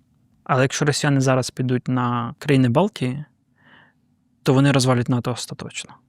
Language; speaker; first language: Ukrainian; native; Ukrainian